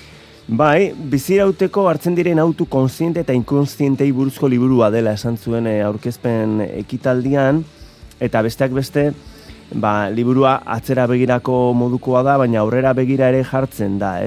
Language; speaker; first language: Basque; native; Basque